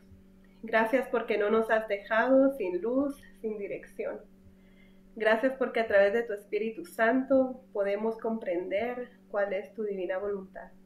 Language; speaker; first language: Spanish; native; Spanish